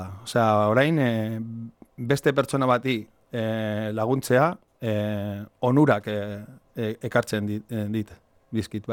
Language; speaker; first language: Basque; non-native, local second language; Spanish